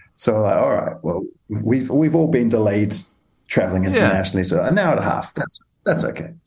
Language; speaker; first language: English; native; English